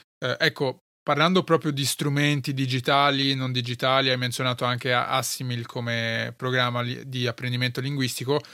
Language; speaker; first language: Italian; early bilingual, other home language; Arabic